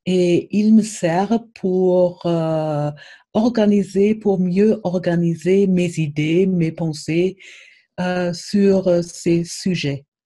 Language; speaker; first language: French; non-native, fluent; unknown